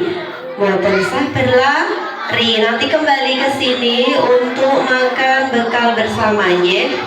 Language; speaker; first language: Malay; non-native, local second language; Javanese